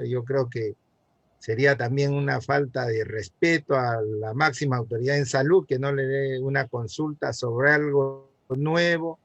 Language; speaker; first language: Spanish; native; Spanish